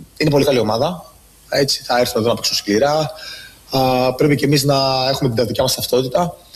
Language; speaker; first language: Greek; early bilingual, other home language; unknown